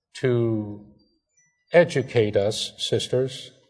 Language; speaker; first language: English; non-native, fluent; Chinese